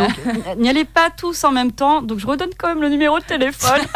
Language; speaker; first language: French; native; French